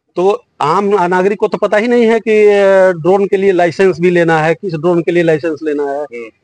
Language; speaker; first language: Hindi; native; Hindi